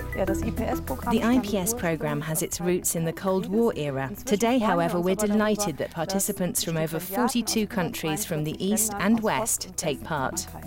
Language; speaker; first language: English; non-native, fluent; Turkish